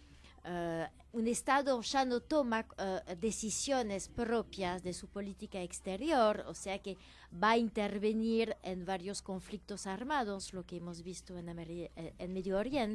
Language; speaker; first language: Spanish; non-native, fluent; French